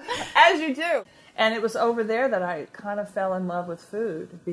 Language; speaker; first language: English; native; English